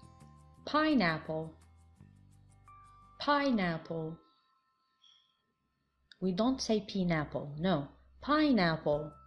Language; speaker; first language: English; non-native, fluent; Arabic